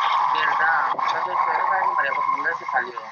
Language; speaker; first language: Spanish; native; Spanish